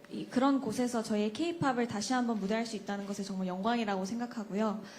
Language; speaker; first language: Korean; native; Korean